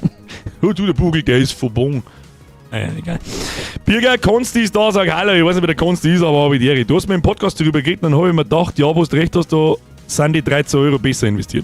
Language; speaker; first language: German; native; German